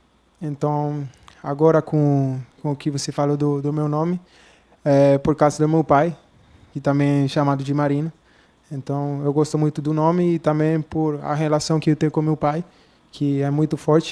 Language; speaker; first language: Portuguese; non-native, learner; Spanish